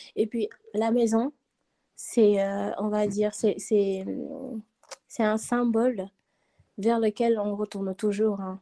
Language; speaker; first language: French; non-native, local second language; Wolof